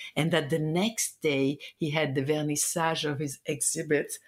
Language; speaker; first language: English; non-native, fluent; Italian